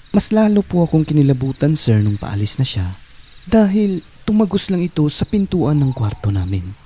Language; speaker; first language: Filipino; non-native, local second language; Cebuano